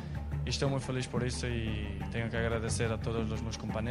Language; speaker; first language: Spanish; non-native, fluent; Portuguese